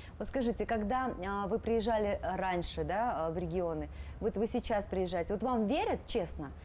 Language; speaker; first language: Russian; native; Russian